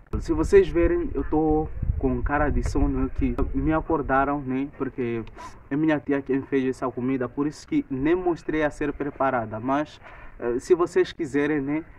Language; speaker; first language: Portuguese; non-native, local second language; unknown